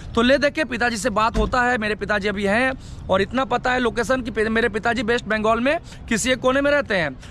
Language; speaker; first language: Hindi; non-native, local second language; Bangla